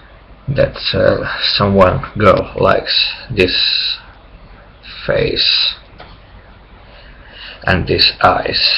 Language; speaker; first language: English; non-native, learner; Finnish